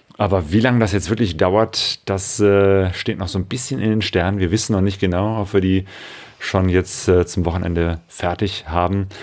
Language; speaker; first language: German; native; German